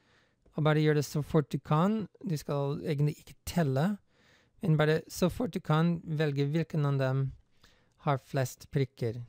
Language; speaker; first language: Norwegian; non-native, fluent; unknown